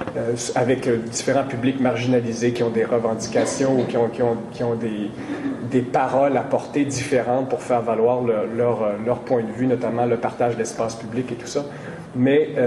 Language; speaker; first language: French; native; French